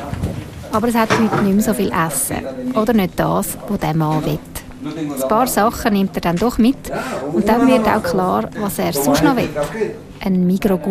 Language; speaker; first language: German; native; German